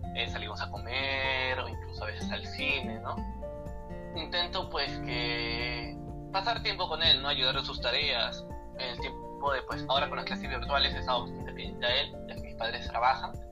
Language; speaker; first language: Spanish; native; Spanish